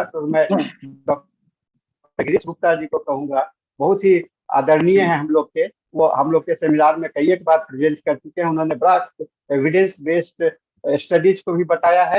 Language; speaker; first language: Hindi; native; Hindi